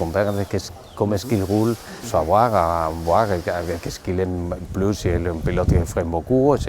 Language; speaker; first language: French; non-native, learner; Spanish